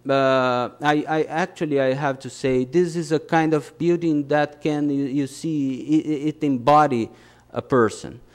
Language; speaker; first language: English; non-native, fluent; Portuguese